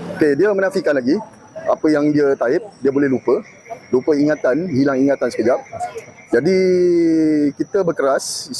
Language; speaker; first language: Malay; native; Malay